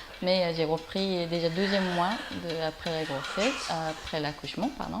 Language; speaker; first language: French; non-native, learner; Japanese